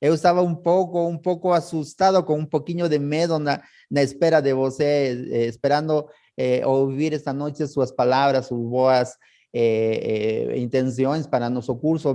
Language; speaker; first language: Portuguese; non-native, learner; Spanish